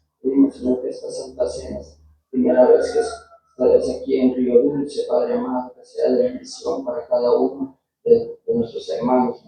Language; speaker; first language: Spanish; native; Spanish